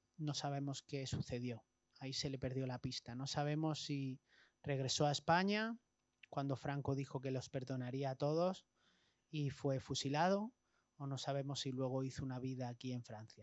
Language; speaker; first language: Spanish; native; Spanish